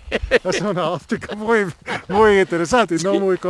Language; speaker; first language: Spanish; non-native, learner; English